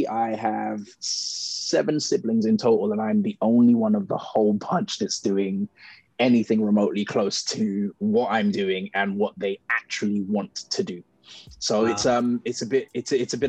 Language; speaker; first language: English; native; English